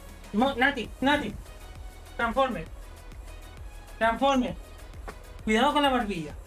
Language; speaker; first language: Spanish; non-native, learner; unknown